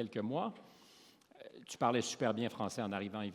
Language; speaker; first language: French; native; French